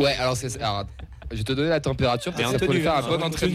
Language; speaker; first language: French; native; French